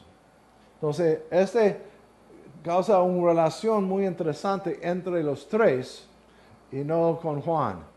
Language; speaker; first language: Spanish; non-native, learner; English